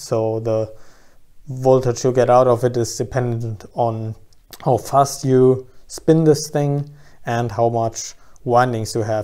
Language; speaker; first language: English; non-native, fluent; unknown